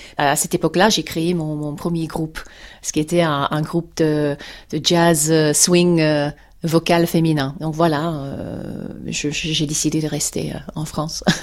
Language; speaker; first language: French; non-native, fluent; English